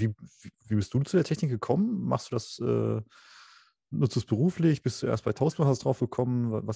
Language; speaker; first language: German; native; German